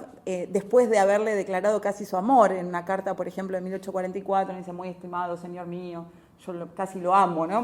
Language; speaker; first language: Spanish; native; Spanish